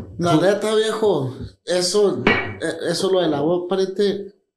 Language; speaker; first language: Spanish; early bilingual, other home language; English